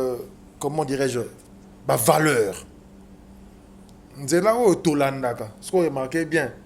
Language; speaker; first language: French; non-native, local second language; Lingala